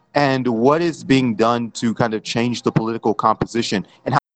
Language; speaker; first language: English; native; English